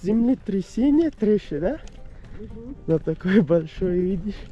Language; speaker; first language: Russian; non-native, learner; Persian